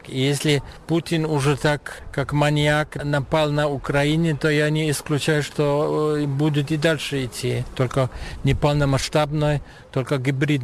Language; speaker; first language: Russian; non-native, fluent; German